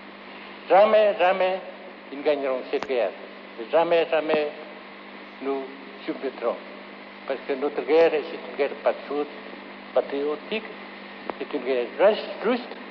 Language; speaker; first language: French; non-native, fluent; Vietnamese